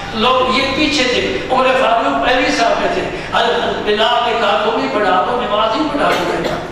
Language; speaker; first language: Urdu; non-native, local second language; Punjabi